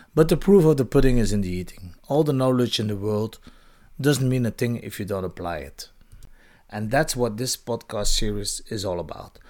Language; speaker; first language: English; non-native, fluent; Dutch